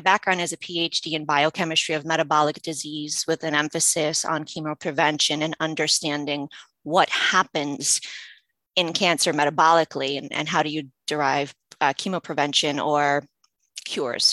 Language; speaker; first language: English; early bilingual, other home language; Polish